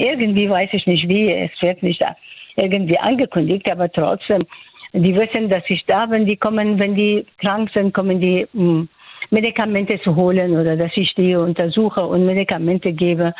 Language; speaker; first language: German; non-native, fluent; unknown